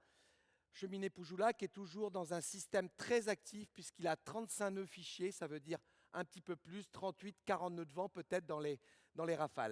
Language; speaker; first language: French; native; French